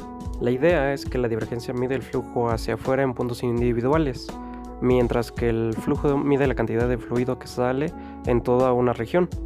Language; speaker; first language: Spanish; native; Spanish